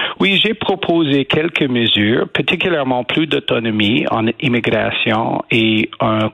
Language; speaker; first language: French; non-native, learner; English